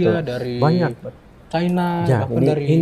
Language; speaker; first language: Indonesian; native; Indonesian